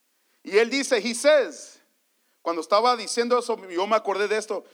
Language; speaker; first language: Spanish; early bilingual, heritage; Spanish